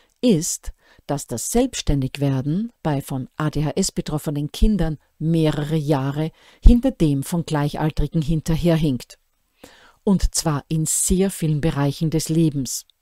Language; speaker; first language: German; native; German